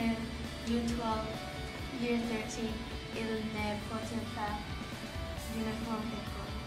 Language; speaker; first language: French; non-native, learner; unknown